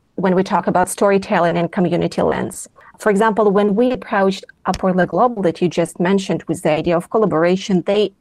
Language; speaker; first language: English; non-native, fluent; Russian